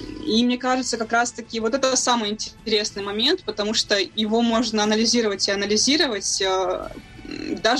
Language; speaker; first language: Russian; native; Russian